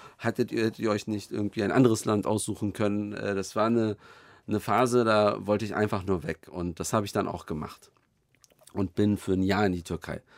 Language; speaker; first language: German; native; German